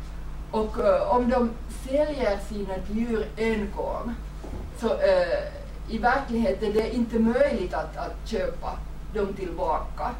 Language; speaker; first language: Swedish; non-native, fluent; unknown